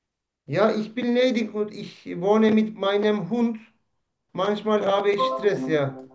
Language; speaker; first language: German; non-native, learner; Turkish